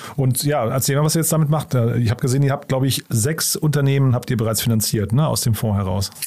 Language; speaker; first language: German; native; German